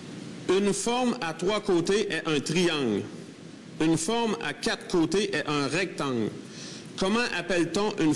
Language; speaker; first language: French; native; French